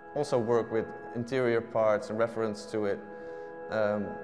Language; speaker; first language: English; non-native, fluent; Dutch